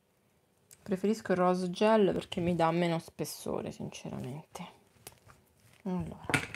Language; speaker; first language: Italian; native; Italian